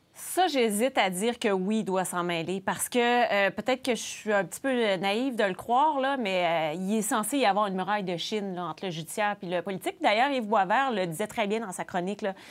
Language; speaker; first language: French; native; French